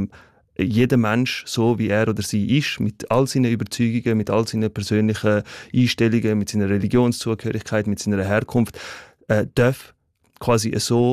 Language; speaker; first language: German; early bilingual, other home language; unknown